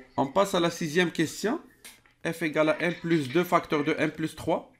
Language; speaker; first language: French; non-native, local second language; Arabic